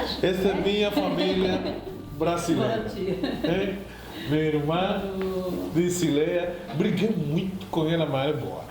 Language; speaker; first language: Portuguese; non-native, fluent; Spanish